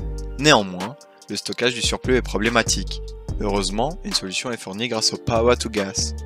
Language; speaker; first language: French; native; French